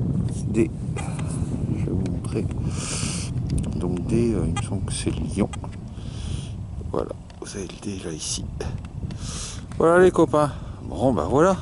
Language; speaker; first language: French; native; French